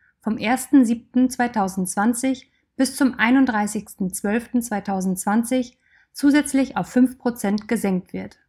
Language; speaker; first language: German; native; German